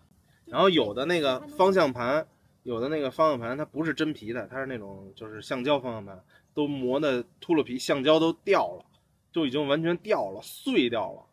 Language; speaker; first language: Chinese; native; Chinese